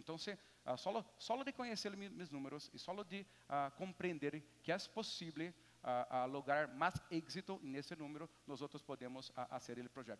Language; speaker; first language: Spanish; non-native, learner; Portuguese